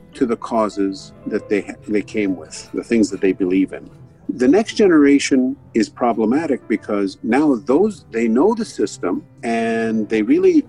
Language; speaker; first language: English; early bilingual, other home language; Arabic